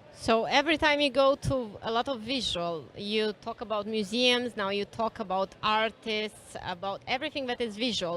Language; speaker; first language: English; non-native, fluent; Romanian